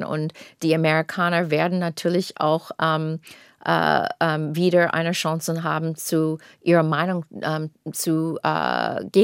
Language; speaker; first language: German; non-native, fluent; English